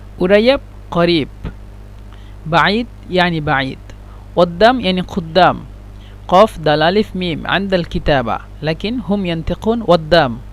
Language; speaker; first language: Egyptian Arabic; non-native, learner; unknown